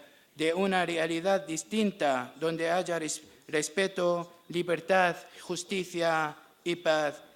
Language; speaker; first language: Spanish; non-native, learner; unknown